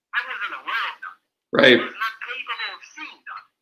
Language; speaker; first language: English; non-native, fluent; Polish